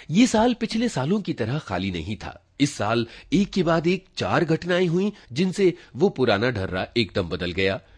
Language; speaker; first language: Hindi; native; Hindi